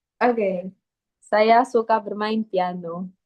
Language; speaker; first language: Indonesian; non-native, learner; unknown